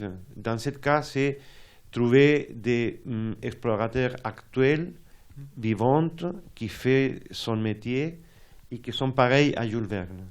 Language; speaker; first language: French; non-native, fluent; Spanish